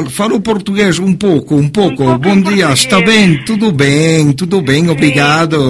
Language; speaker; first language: Portuguese; non-native, learner; French